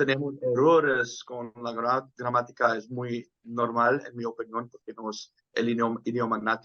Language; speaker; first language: Spanish; non-native, fluent; Dutch